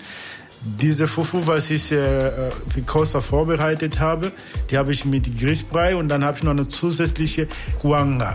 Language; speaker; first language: German; non-native, fluent; Portuguese